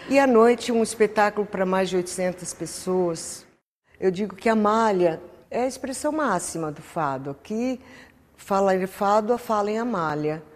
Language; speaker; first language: Portuguese; native; Portuguese